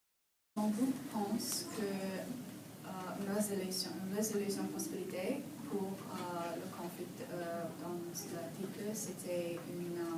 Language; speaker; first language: French; non-native, learner; English